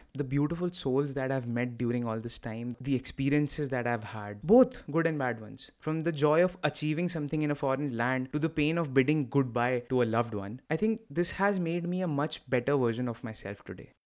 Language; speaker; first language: English; non-native, local second language; Hindi